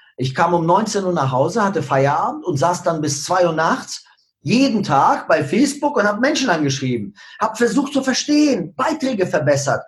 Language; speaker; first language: German; early bilingual, other home language; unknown